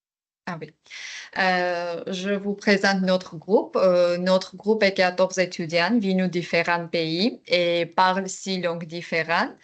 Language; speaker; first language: French; non-native, learner; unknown